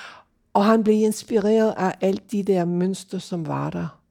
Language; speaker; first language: Danish; non-native, fluent; English